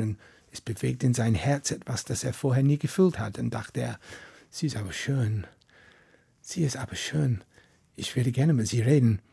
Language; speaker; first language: German; non-native, fluent; English